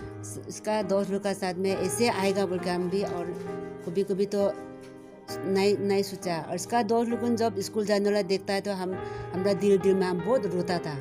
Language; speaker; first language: Hindi; non-native, local second language; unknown